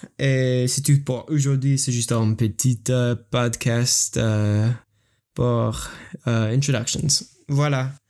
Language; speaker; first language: French; non-native, learner; English